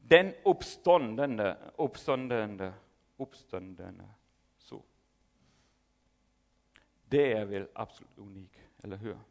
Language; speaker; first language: Swedish; non-native, fluent; German